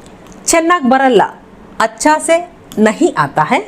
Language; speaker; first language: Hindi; non-native, local second language; Kannada